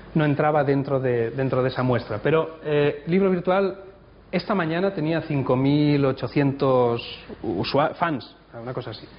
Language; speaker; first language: Spanish; non-native, local second language; Catalan